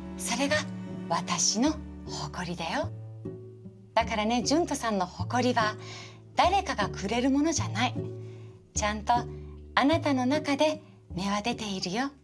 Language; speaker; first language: Japanese; early bilingual, other home language; Persian